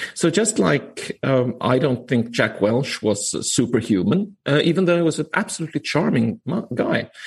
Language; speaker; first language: English; non-native, fluent; Finnish